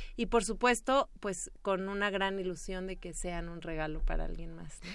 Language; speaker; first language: Spanish; native; Spanish